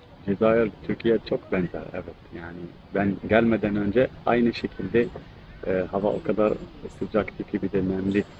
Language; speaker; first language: Turkish; non-native, fluent; Arabic